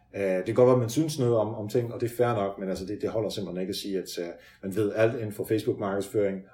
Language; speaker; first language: Danish; early bilingual, other home language; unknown